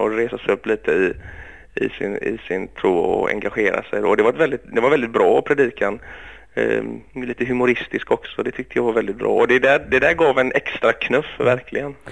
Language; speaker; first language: Swedish; early bilingual, other home language; Greek